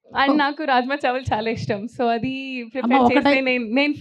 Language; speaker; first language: Telugu; non-native, fluent; Hindi